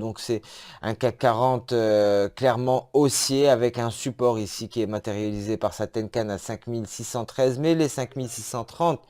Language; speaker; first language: French; native; French